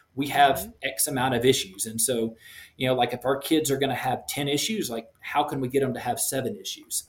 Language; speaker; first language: English; native; English